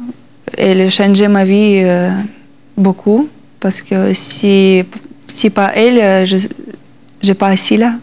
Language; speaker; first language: French; non-native, learner; Russian